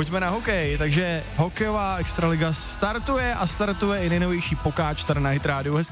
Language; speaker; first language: Czech; native; Czech